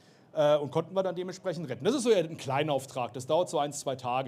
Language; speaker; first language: German; native; German